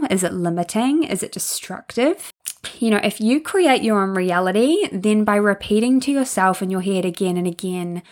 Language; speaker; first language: English; native; English